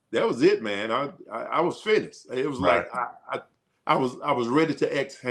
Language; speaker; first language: English; native; English